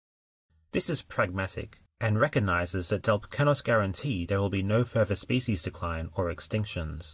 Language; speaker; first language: English; native; English